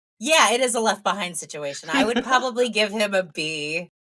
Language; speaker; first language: English; native; English